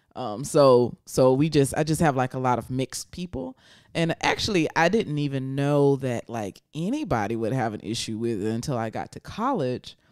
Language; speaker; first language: English; native; English